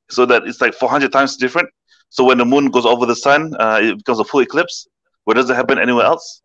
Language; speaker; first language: English; non-native, local second language; Malay